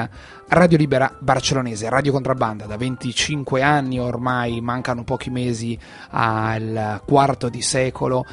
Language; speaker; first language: Italian; native; Italian